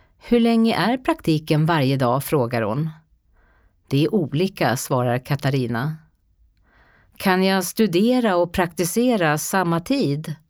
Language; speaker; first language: Swedish; native; Swedish